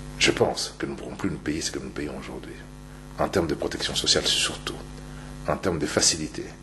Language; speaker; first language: French; non-native, local second language; Luba-Lulua